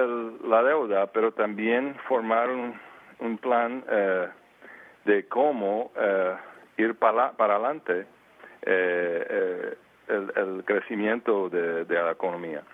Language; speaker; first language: Spanish; early bilingual, heritage; Spanish